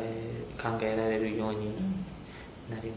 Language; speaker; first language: Japanese; non-native, learner; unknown